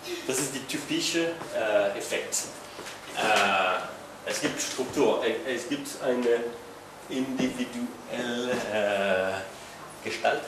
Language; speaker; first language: German; non-native, learner; French